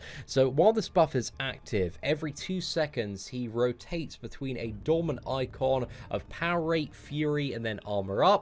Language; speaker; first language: English; native; English